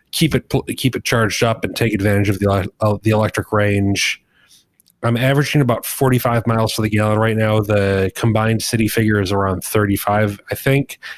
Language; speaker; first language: English; native; English